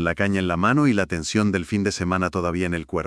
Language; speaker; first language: Spanish; native; Spanish